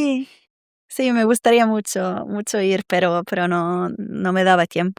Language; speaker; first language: Spanish; non-native, fluent; Serbian